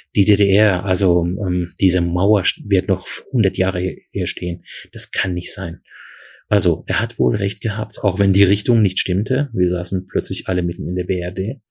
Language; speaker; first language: German; non-native, fluent; Persian